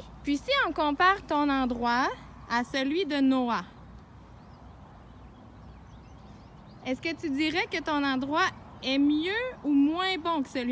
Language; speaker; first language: French; native; French